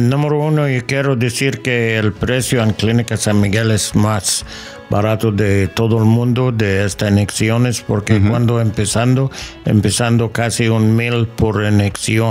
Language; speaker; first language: Spanish; non-native, learner; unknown